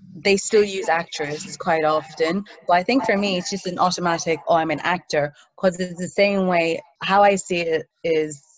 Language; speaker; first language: English; early bilingual, other home language; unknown